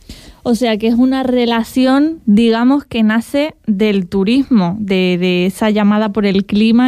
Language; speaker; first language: Spanish; native; Spanish